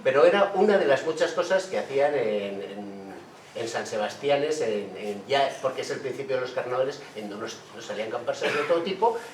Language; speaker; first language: Spanish; native; Spanish